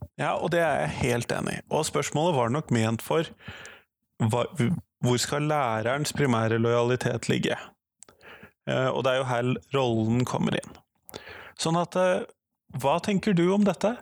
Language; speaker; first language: Norwegian; native; Norwegian